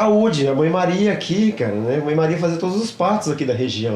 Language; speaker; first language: Portuguese; native; Portuguese